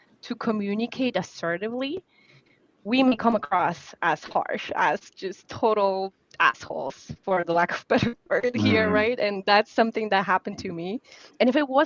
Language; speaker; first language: English; non-native, fluent; Polish